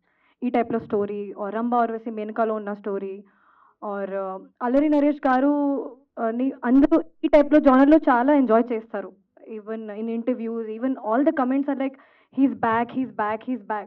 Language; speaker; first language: Telugu; non-native, fluent; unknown